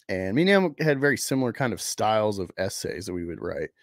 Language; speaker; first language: English; native; English